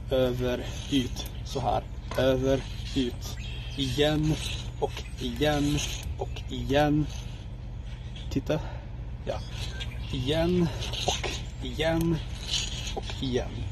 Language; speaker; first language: Swedish; non-native, learner; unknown